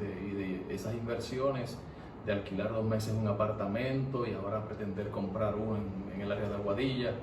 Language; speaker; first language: Spanish; native; Spanish